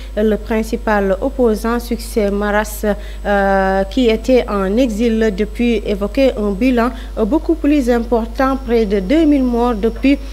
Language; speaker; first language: French; non-native, local second language; Fula